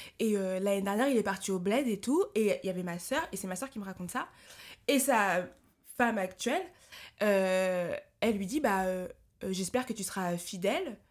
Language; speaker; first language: French; early bilingual, other home language; Lingala